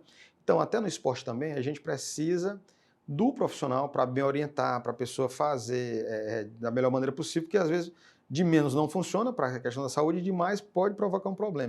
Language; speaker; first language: Portuguese; native; Portuguese